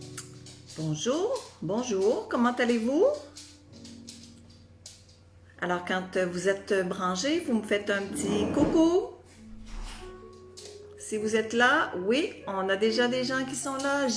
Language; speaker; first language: French; native; French